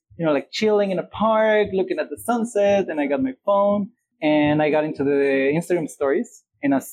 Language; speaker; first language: English; non-native, fluent; Spanish